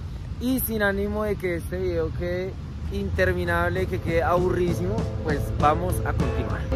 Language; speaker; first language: Spanish; native; Spanish